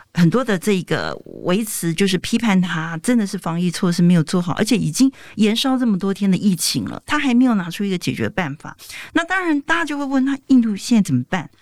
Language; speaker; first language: Chinese; native; Chinese